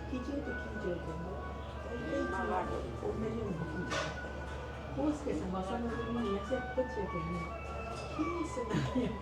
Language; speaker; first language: Japanese; native; Japanese